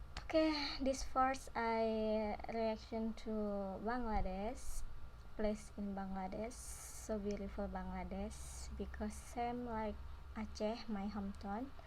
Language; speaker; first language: English; non-native, learner; Indonesian